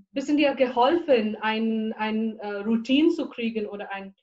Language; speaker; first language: German; non-native, fluent; Bangla